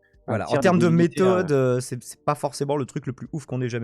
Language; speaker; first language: French; native; French